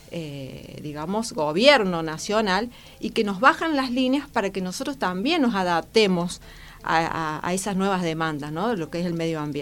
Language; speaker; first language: Spanish; native; Spanish